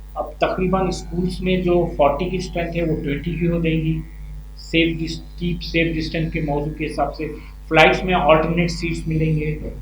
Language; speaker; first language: Hindi; non-native, local second language; Urdu